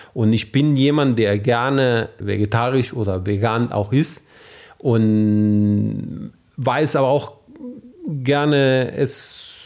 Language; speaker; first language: German; non-native, fluent; Spanish